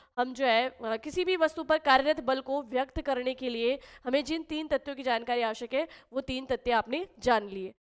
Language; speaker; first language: Hindi; native; Hindi